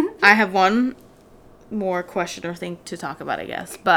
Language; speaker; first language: English; non-native, fluent; Swedish